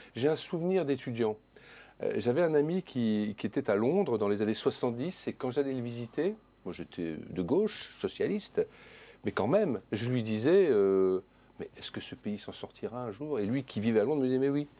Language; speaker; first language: French; native; French